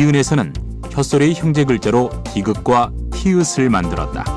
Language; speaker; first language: Korean; native; Korean